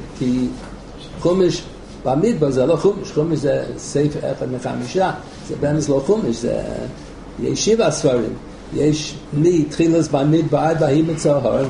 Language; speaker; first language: Hebrew; non-native, fluent; English